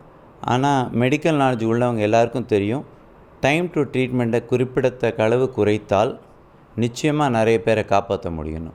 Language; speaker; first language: Tamil; native; Tamil